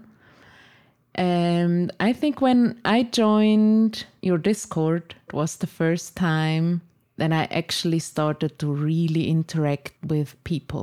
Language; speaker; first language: English; non-native, fluent; Swiss German